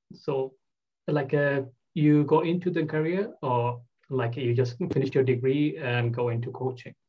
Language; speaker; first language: English; non-native, local second language; Bangla